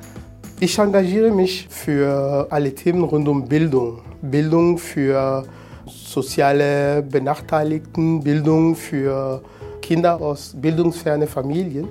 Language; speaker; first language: German; non-native, fluent; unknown